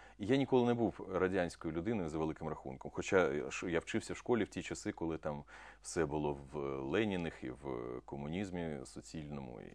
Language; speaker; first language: Ukrainian; non-native, local second language; Russian